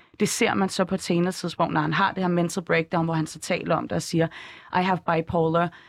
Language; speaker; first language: Danish; native; Danish